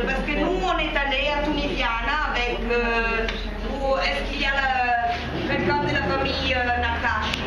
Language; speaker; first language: French; non-native, fluent; Italian